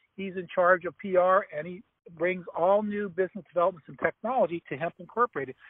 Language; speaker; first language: English; native; English